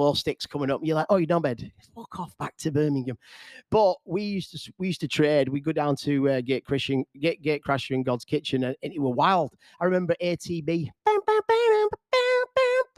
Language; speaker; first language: English; native; English